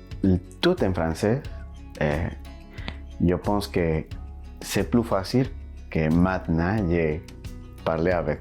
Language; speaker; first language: French; non-native, learner; Spanish